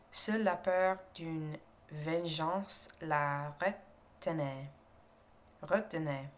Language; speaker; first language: French; non-native, learner; English